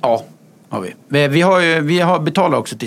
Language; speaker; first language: Swedish; native; Swedish